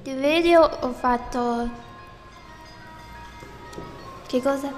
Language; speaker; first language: Italian; non-native, learner; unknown